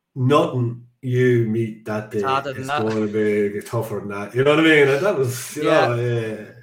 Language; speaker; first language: English; native; English